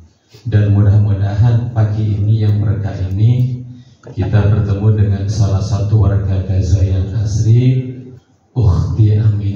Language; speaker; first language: Indonesian; non-native, local second language; Javanese